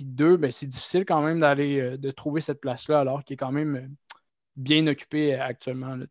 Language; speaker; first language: French; native; French